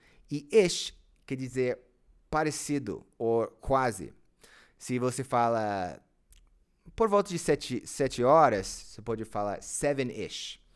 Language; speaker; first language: Portuguese; non-native, fluent; English